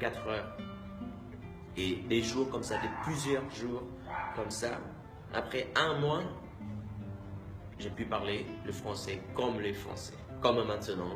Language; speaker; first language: French; non-native, fluent; Vietnamese